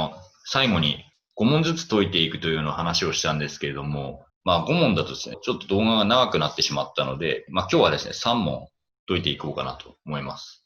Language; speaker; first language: Japanese; native; Japanese